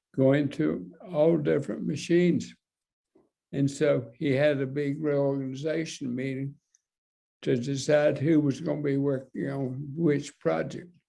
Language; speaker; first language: English; native; English